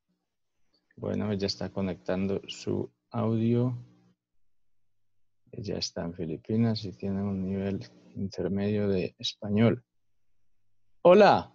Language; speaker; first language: Spanish; native; Spanish